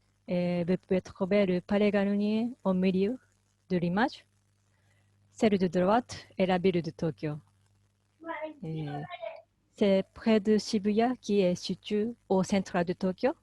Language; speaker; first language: French; non-native, fluent; Japanese